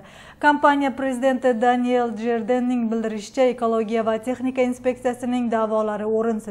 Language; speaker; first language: Kyrgyz; non-native, local second language; Uzbek